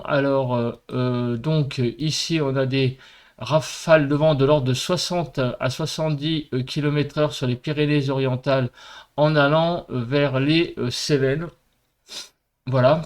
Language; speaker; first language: French; native; French